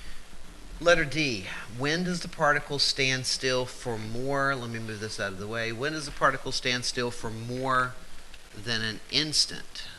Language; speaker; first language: English; native; English